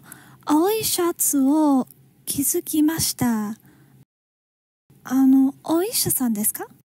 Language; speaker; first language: Japanese; non-native, learner; English